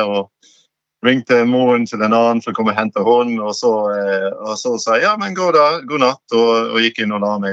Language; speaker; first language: Norwegian; non-native, fluent; English